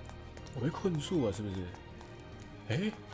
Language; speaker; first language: Chinese; native; Chinese